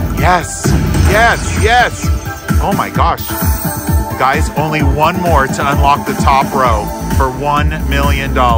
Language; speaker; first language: English; native; English